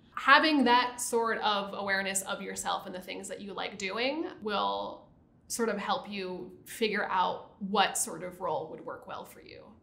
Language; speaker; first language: English; native; English